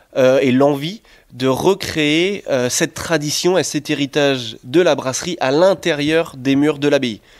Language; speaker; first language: French; native; French